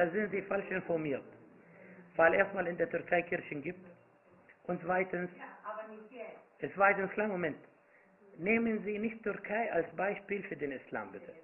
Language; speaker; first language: German; non-native, fluent; Arabic